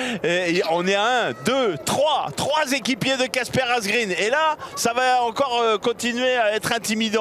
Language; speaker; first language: French; native; French